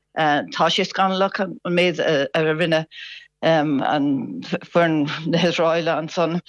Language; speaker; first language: Irish; non-native, local second language; English